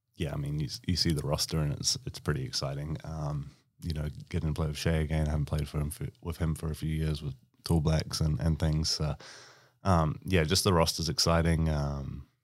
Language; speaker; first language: English; native; English